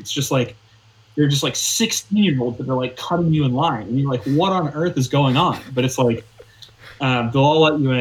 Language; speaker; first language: English; native; English